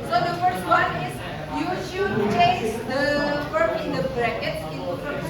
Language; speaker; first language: English; non-native, fluent; Indonesian